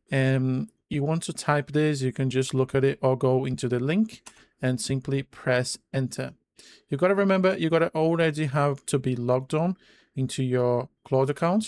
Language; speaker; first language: English; non-native, fluent; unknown